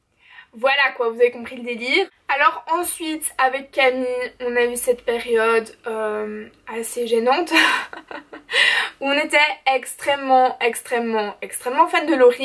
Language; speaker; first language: French; native; French